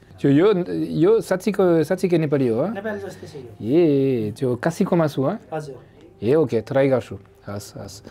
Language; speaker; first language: Nepali; non-native, fluent; French